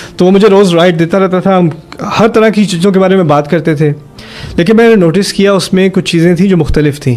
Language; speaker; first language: Urdu; early bilingual, heritage; German